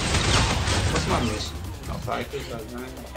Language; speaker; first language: English; native; English